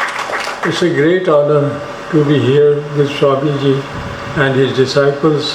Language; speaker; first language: English; non-native, fluent; Hindi